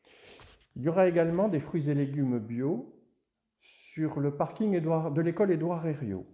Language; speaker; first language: French; native; French